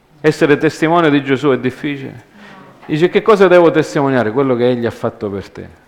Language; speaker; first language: Italian; early bilingual, heritage; Italian